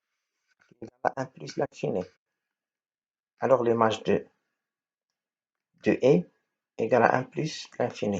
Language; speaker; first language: French; non-native, local second language; Arabic